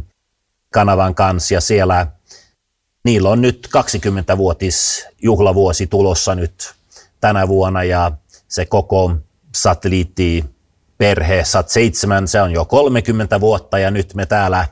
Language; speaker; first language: Finnish; early bilingual, heritage; Finnish